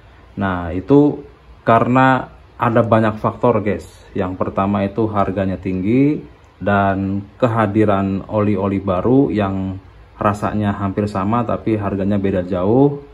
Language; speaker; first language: Indonesian; non-native, local second language; Sundanese